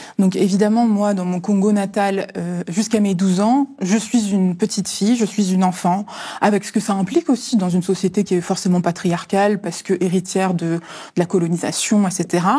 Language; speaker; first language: French; early bilingual, other home language; Lingala